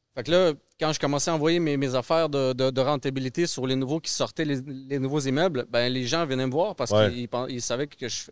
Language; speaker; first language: French; early bilingual, other home language; Russian